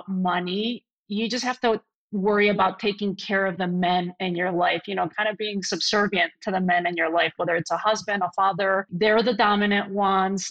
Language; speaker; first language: English; non-native, fluent; Spanish